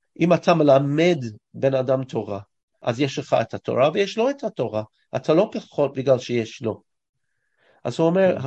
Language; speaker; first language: Hebrew; non-native, fluent; English